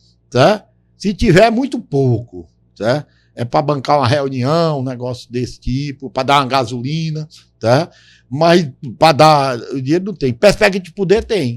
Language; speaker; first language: Portuguese; native; Portuguese